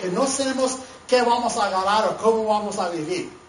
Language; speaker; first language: Spanish; non-native, learner; English